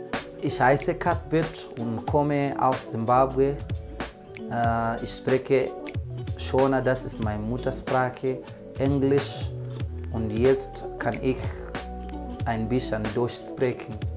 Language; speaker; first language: German; non-native, learner; Shona